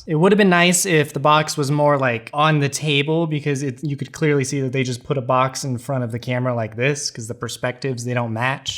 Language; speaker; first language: English; native; English